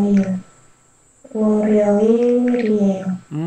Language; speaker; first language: Korean; non-native, learner; Indonesian